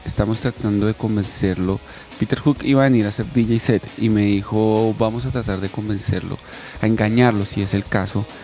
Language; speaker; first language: Spanish; native; Spanish